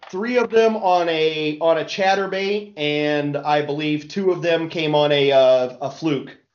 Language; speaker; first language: English; native; English